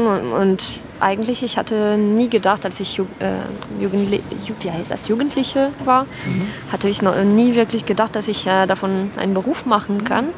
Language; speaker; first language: German; non-native, fluent; French